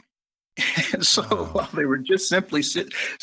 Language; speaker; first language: English; native; English